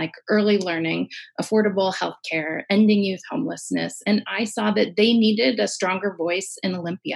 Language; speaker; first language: English; native; English